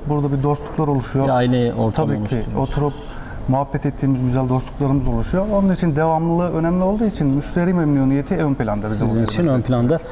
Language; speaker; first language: Turkish; native; Turkish